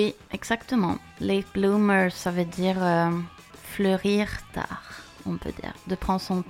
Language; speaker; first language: French; non-native, fluent; Swedish